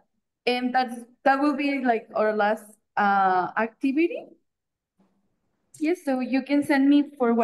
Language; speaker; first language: English; non-native, fluent; Spanish